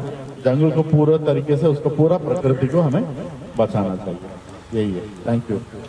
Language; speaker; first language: Hindi; native; Hindi